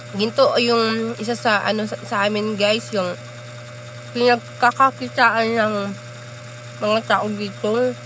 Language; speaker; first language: Filipino; non-native, local second language; Cebuano